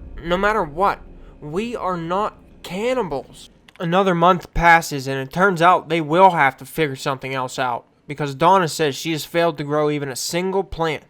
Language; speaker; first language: English; native; English